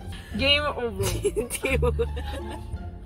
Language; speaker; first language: Korean; non-native, learner; Cantonese